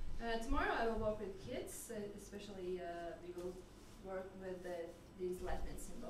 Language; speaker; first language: English; non-native, learner; French